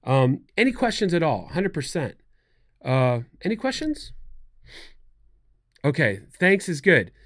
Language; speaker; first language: English; native; English